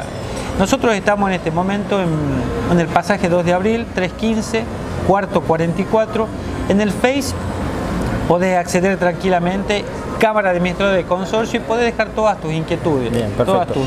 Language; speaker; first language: Spanish; native; Spanish